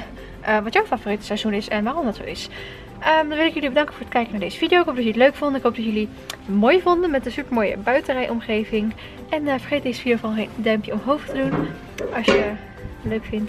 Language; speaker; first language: Dutch; native; Dutch